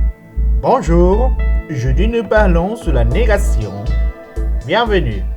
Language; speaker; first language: French; non-native, learner; Spanish